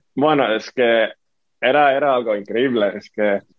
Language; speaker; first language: Spanish; non-native, fluent; Estonian